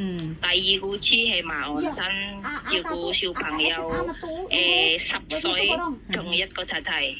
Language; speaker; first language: Cantonese; non-native, learner; Indonesian